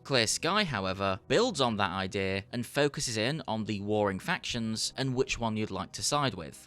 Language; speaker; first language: English; native; English